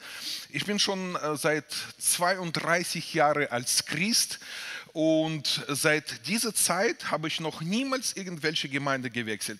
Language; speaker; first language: German; non-native, fluent; Russian